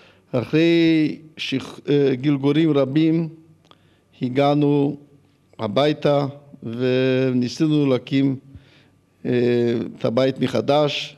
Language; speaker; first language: Hebrew; early bilingual, other home language; Hungarian